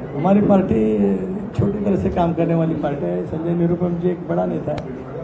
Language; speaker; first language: Hindi; non-native, local second language; Marathi